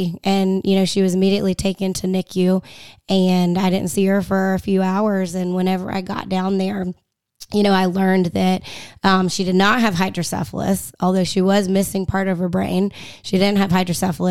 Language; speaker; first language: English; native; English